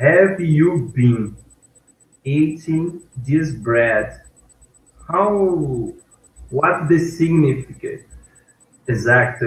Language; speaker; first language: English; non-native, learner; Portuguese